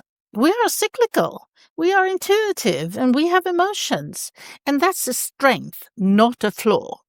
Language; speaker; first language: English; non-native, fluent; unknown